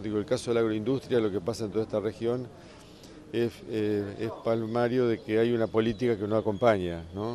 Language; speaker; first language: Spanish; native; Spanish